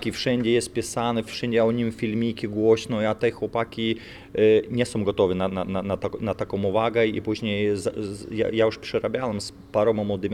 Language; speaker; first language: Polish; non-native, fluent; Lithuanian